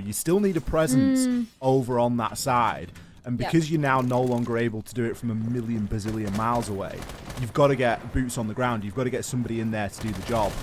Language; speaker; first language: English; native; English